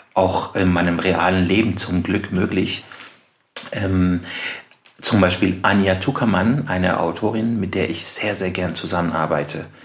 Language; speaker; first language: German; non-native, fluent; Persian